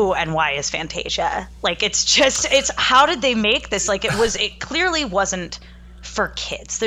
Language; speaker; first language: English; native; English